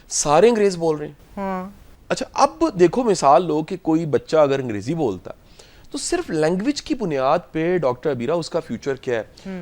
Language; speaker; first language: Urdu; non-native, local second language; Punjabi